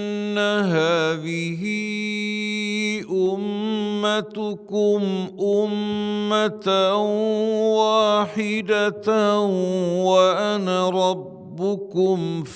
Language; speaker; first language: Arabic; non-native, fluent; Indonesian